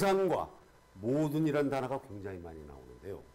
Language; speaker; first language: Korean; native; Korean